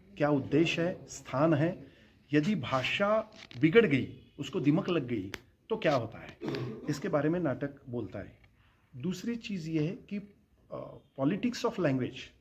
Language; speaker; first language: Hindi; non-native, local second language; Marathi